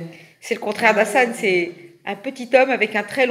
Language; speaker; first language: French; native; French